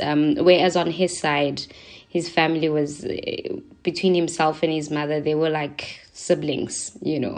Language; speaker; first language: English; non-native, local second language; Zulu